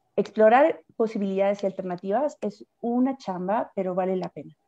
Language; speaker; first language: Spanish; native; Spanish